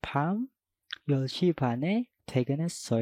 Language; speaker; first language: Korean; non-native, fluent; Indonesian